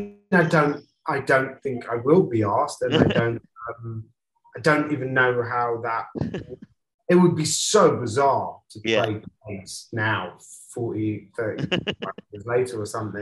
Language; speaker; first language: English; native; English